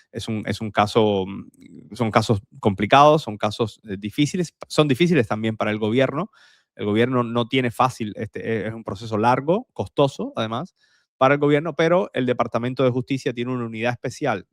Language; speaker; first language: Spanish; native; Spanish